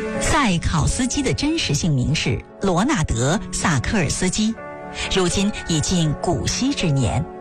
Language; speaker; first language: Chinese; native; Chinese